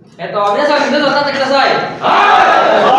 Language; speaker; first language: Japanese; non-native, fluent; Indonesian